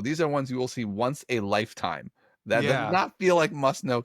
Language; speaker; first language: English; native; English